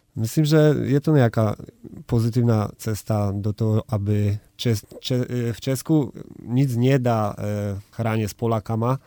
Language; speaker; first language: Czech; non-native, learner; Polish